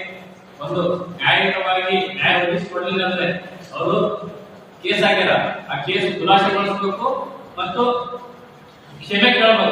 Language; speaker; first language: Kannada; native; Kannada